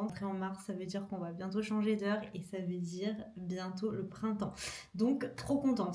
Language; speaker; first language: French; native; French